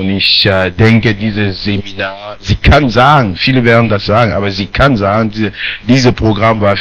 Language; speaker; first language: German; non-native, fluent; French